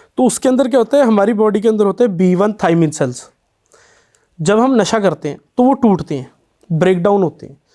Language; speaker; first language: Hindi; non-native, local second language; Punjabi